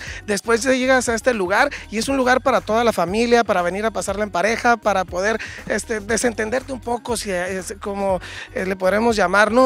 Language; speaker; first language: Spanish; native; Spanish